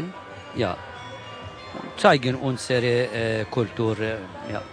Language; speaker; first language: German; non-native, learner; Kurdish